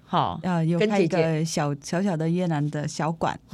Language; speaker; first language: Chinese; non-native, fluent; Vietnamese